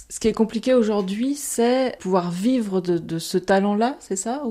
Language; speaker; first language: French; native; French